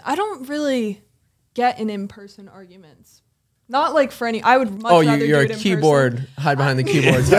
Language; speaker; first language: English; native; English